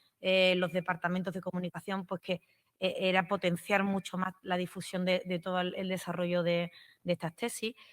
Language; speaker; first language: Spanish; native; Spanish